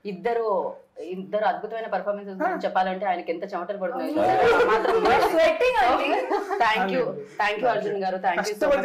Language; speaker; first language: Telugu; native; Telugu